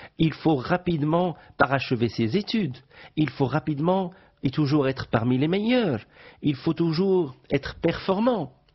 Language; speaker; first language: French; non-native, local second language; Arabic